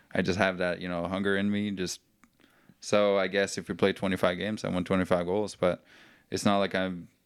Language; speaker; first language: English; non-native, fluent; Norwegian